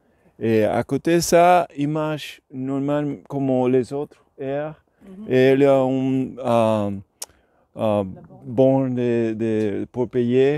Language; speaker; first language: French; non-native, learner; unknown